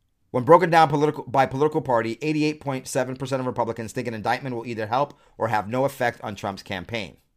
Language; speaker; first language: English; native; English